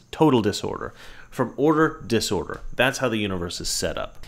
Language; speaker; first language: English; native; English